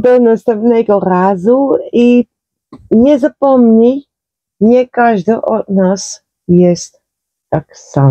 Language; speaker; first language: Polish; non-native, learner; Dutch